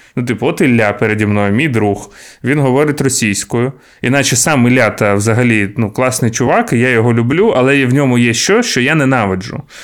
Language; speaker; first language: Ukrainian; non-native, local second language; Russian